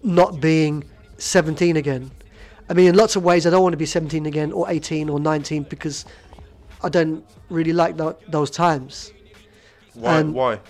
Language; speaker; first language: English; native; English